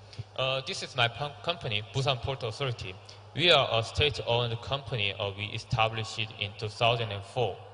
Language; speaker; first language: English; non-native, learner; Korean